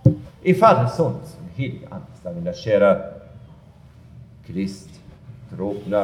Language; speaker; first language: Swedish; non-native, fluent; German